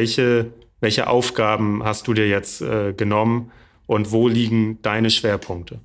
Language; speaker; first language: German; native; German